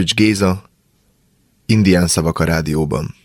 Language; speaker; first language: Hungarian; native; Hungarian